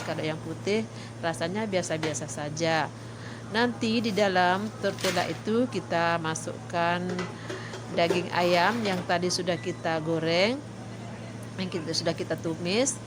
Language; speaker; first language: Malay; non-native, local second language; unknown